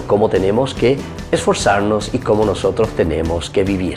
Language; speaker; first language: Spanish; native; Spanish